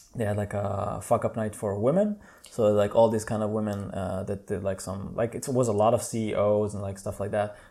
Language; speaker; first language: English; non-native, fluent; Hebrew